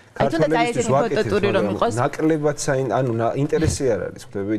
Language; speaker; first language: Georgian; native; Georgian